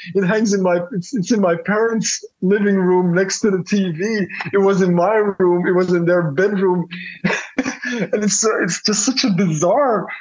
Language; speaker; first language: English; non-native, fluent; Dutch